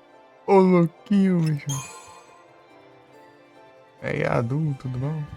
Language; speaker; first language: Portuguese; native; Portuguese